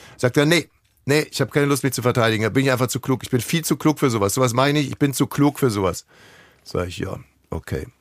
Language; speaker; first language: German; native; German